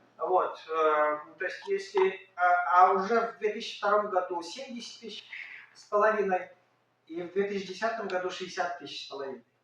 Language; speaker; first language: Russian; native; Russian